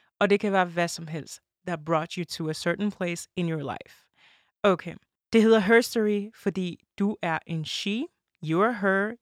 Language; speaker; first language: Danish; early bilingual, other home language; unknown